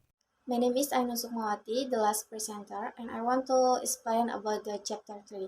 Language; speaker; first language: English; non-native, learner; Indonesian